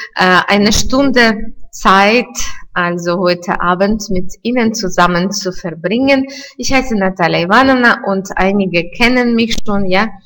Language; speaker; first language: German; non-native, fluent; Russian